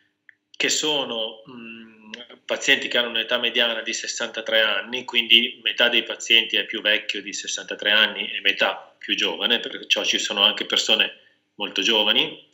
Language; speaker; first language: Italian; native; Italian